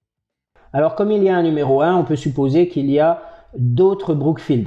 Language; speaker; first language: French; native; French